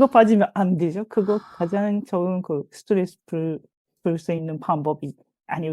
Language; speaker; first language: Korean; non-native, fluent; Japanese